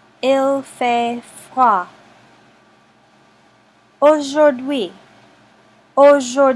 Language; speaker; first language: French; non-native, fluent; English